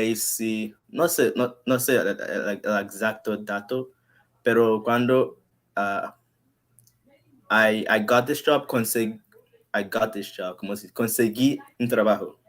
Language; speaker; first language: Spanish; non-native, learner; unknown